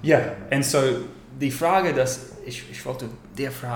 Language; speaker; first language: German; non-native, learner; English